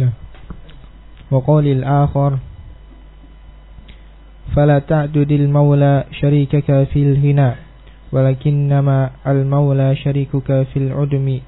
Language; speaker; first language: Arabic; non-native, learner; Indonesian